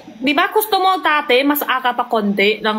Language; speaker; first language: Filipino; non-native, learner; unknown